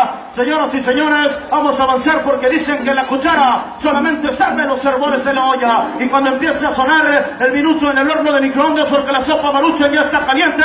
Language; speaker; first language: Spanish; native; Spanish